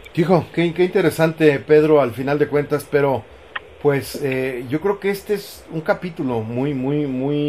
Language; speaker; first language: Spanish; native; Spanish